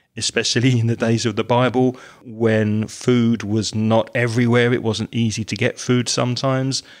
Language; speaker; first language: English; native; English